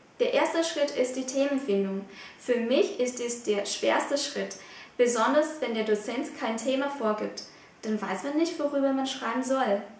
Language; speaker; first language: German; non-native, fluent; Vietnamese